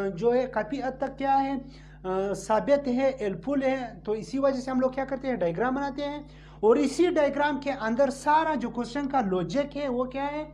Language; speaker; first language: Urdu; non-native, local second language; Pashto